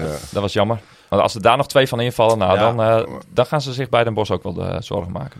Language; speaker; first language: Dutch; native; Dutch